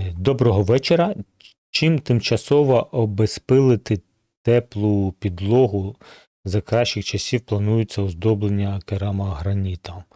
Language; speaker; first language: Ukrainian; non-native, local second language; Russian